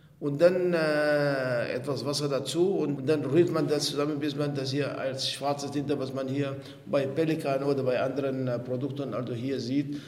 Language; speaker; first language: German; non-native, fluent; Arabic